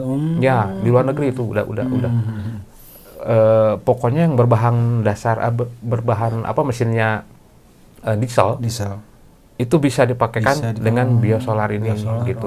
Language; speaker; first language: Indonesian; non-native, local second language; Sundanese